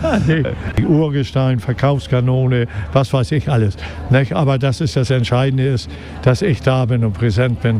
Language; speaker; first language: German; native; German